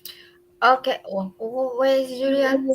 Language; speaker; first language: English; non-native, learner; Vietnamese